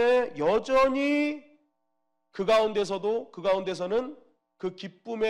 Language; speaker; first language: Korean; native; Korean